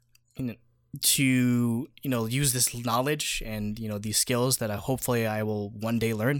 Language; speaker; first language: English; early bilingual, other home language; Filipino